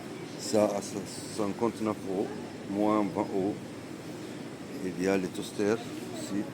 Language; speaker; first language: French; non-native, learner; Arabic